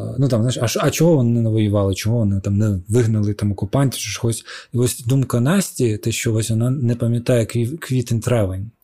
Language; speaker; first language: Ukrainian; non-native, local second language; Russian